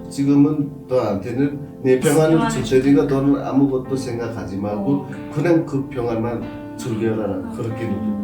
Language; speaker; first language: Korean; non-native, fluent; Nepali